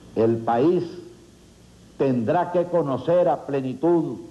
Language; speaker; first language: Spanish; native; Spanish